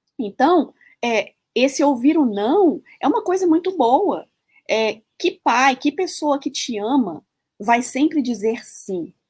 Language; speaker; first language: Portuguese; early bilingual, heritage; Portuguese